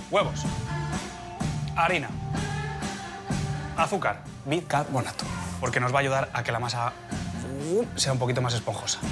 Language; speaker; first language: Spanish; native; Spanish